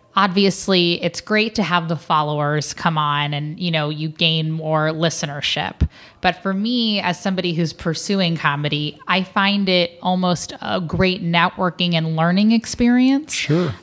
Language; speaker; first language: English; native; English